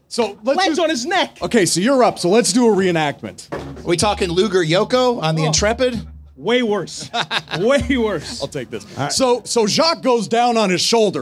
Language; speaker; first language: English; native; English